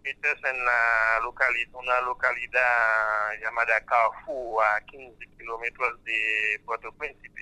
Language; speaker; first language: Spanish; non-native, fluent; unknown